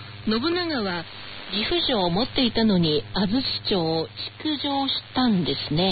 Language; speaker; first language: Japanese; non-native, fluent; Chinese